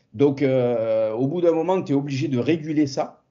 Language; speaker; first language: French; native; French